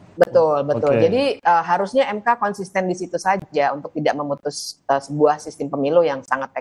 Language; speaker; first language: Indonesian; native; Indonesian